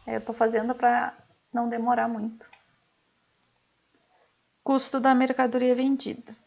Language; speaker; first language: Portuguese; native; Portuguese